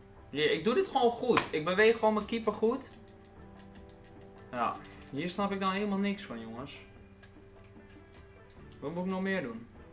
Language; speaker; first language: Dutch; native; Dutch